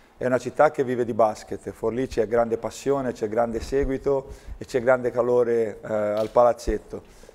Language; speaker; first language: Italian; native; Italian